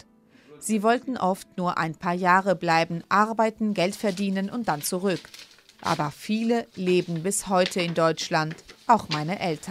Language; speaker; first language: German; early bilingual, other home language; Greek